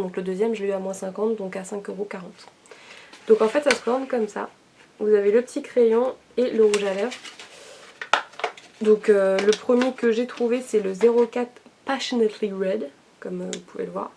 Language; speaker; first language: French; native; French